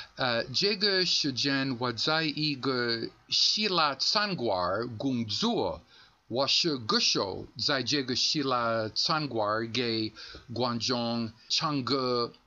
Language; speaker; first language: Chinese; non-native, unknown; Greek